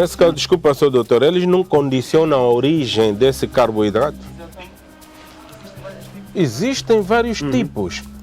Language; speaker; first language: Portuguese; native; Portuguese